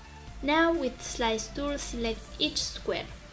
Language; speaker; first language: English; non-native, fluent; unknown